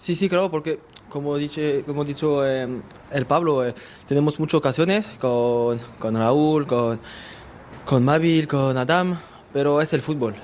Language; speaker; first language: Spanish; non-native, learner; French